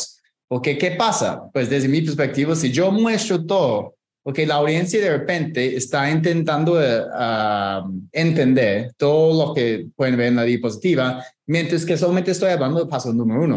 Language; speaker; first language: Spanish; non-native, fluent; English